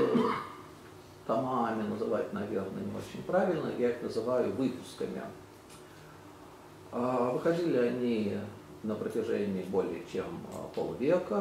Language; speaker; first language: Russian; native; Russian